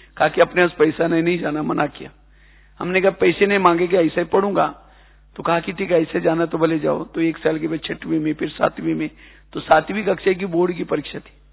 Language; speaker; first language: Hindi; non-native, local second language; Marathi